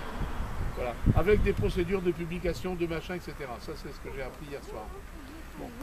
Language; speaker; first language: French; native; French